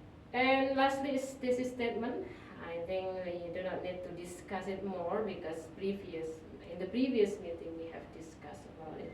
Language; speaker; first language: English; non-native, fluent; Indonesian